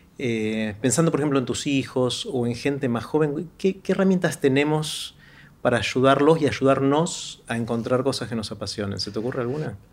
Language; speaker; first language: Spanish; native; Spanish